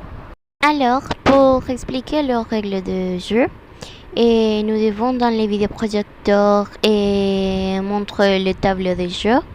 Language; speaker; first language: French; non-native, learner; Spanish